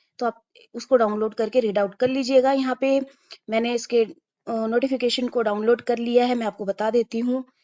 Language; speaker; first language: Hindi; native; Hindi